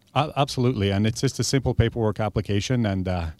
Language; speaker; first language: English; early bilingual, other home language; Spanish